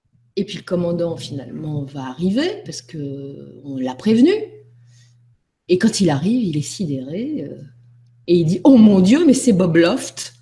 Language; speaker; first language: French; native; French